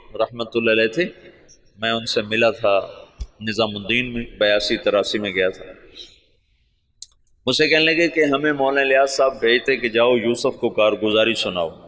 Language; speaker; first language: Urdu; non-native, local second language; Punjabi